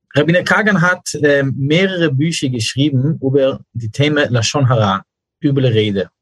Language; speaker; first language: German; non-native, fluent; English